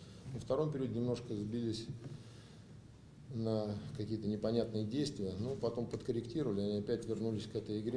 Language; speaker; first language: Russian; native; Russian